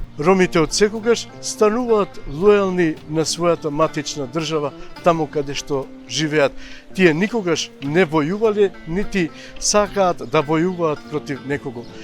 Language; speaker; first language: Macedonian; non-native, local second language; Romany